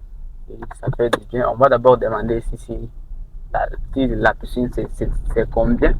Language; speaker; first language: French; non-native, local second language; Rundi